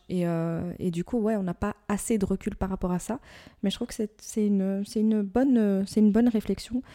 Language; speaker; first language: French; native; French